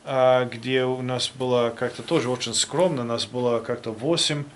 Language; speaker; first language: Russian; non-native, fluent; German